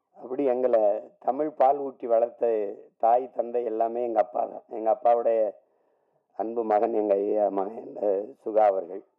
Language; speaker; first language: Tamil; native; Tamil